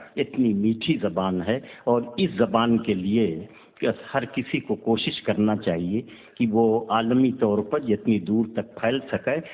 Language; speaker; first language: Urdu; native; Urdu